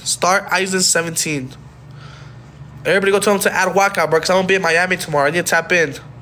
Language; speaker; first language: English; early bilingual, other home language; Spanish